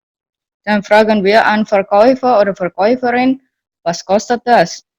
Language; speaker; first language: German; non-native, learner; Indonesian